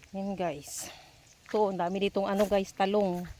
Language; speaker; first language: Filipino; native; Filipino